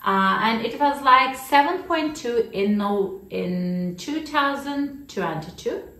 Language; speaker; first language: English; non-native, fluent; Turkish